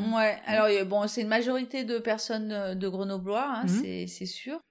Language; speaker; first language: French; native; French